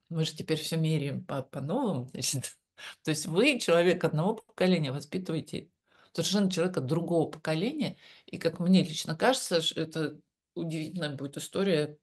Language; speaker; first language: Russian; native; Russian